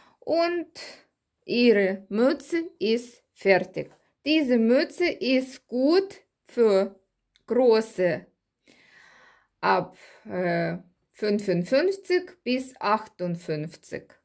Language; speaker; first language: German; non-native, learner; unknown